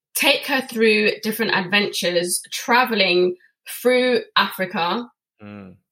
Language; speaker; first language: English; native; English